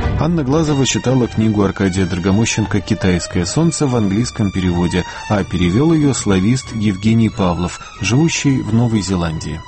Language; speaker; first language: Russian; native; Russian